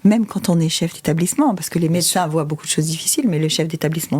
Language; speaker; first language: French; native; French